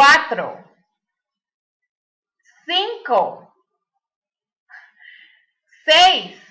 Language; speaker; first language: Spanish; early bilingual, heritage; Spanish